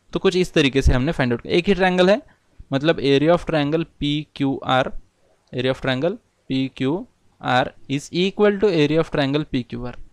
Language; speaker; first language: Hindi; non-native, local second language; Marathi